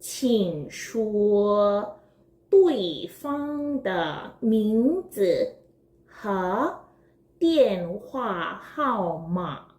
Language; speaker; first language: Chinese; non-native, fluent; Korean